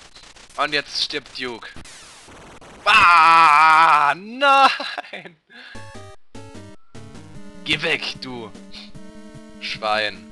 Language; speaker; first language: German; native; German